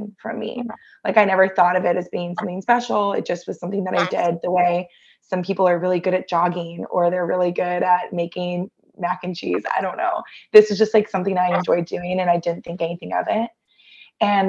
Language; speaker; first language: English; native; English